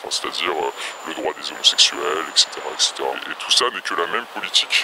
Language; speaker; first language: French; native; French